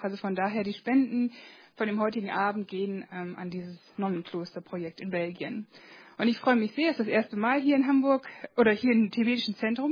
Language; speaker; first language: German; native; German